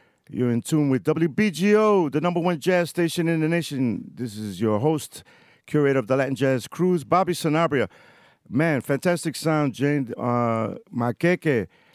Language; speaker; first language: English; early bilingual, other home language; Spanish